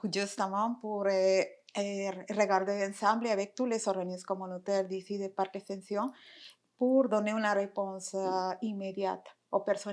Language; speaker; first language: French; non-native, fluent; Spanish